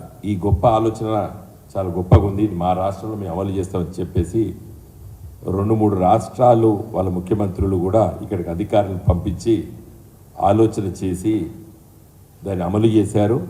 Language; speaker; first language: Telugu; native; Telugu